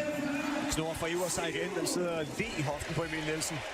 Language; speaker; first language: Danish; native; Danish